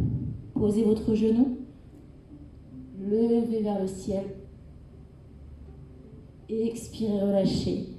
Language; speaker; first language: French; native; French